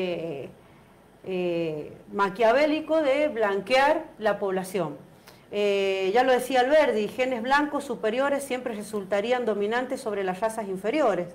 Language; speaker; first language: Spanish; native; Spanish